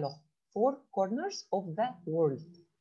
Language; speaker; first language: French; non-native, fluent; Arabic